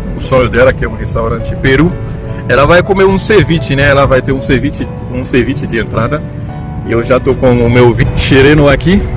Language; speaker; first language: Portuguese; non-native, fluent; Haitian Creole